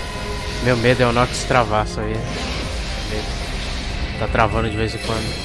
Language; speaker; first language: Portuguese; native; Portuguese